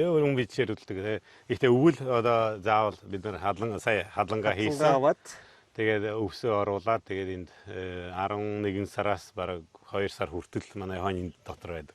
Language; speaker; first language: Mongolian; non-native, fluent; Hungarian